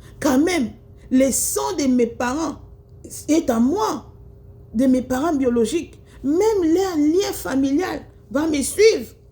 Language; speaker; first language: French; non-native, local second language; Lingala